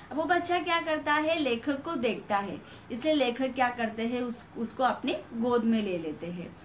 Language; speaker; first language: Hindi; non-native, local second language; Marathi